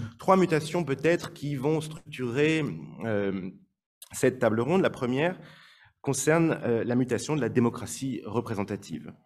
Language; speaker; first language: French; native; French